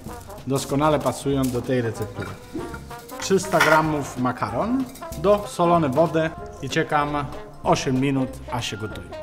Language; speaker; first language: Polish; non-native, learner; Italian